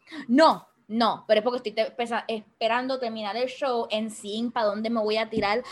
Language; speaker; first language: Spanish; early bilingual, heritage; Spanish